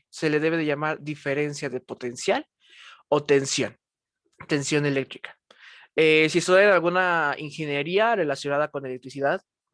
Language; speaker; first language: Spanish; native; Spanish